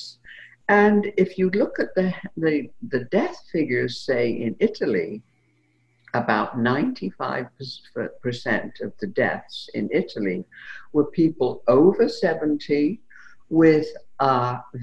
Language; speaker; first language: English; native; English